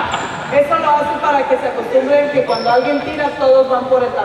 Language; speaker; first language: Spanish; native; Spanish